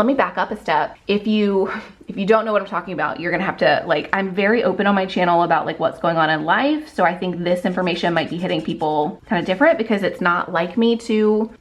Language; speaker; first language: English; native; English